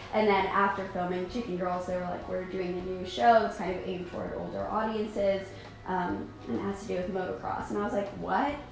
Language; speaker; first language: English; native; English